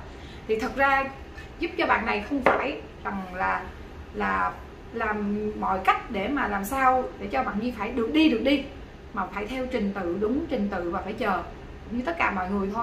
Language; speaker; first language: Vietnamese; native; Vietnamese